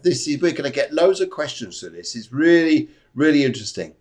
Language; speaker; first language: English; native; English